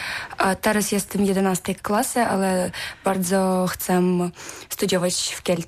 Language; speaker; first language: Polish; non-native, learner; Ukrainian